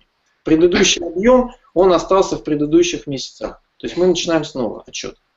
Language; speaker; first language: Russian; native; Russian